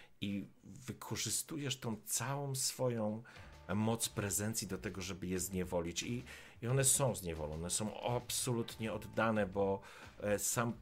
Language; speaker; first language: Polish; native; Polish